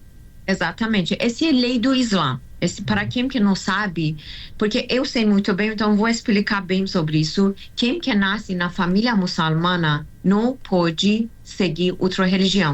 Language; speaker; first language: Portuguese; non-native, learner; Persian